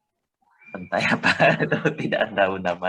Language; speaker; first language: Indonesian; non-native, learner; Khmer